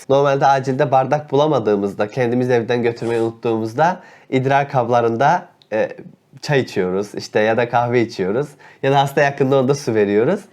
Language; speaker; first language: Turkish; native; Turkish